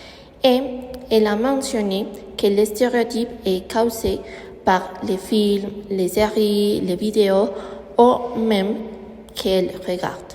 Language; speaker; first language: French; non-native, learner; Spanish